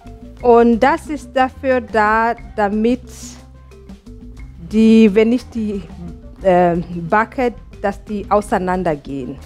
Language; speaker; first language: German; non-native, fluent; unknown